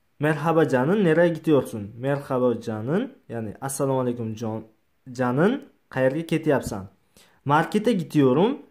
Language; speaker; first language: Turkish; non-native, learner; Uzbek